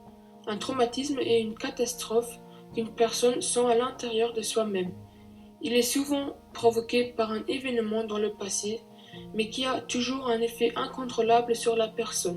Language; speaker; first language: French; non-native, local second language; Luxembourgish